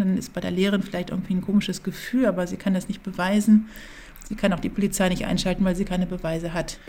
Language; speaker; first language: German; native; German